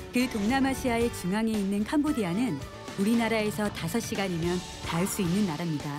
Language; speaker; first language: Korean; native; Korean